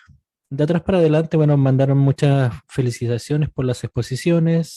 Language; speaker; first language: Spanish; native; Spanish